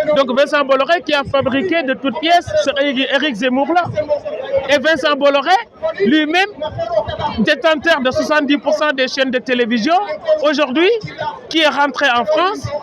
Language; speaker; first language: French; non-native, local second language; Wolof